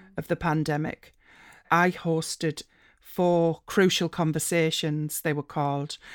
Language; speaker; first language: English; native; English